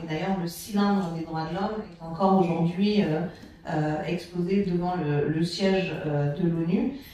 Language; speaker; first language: French; early bilingual, other home language; Persian